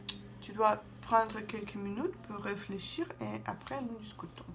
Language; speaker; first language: French; non-native, fluent; Russian